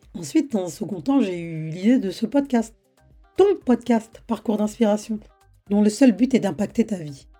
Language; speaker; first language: French; native; French